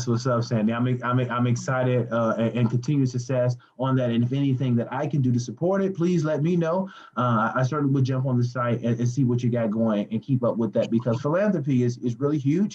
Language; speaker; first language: English; native; English